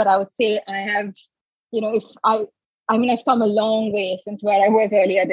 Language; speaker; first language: English; non-native, local second language; Hindi